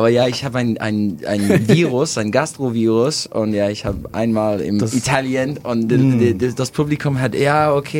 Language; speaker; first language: German; non-native, learner; English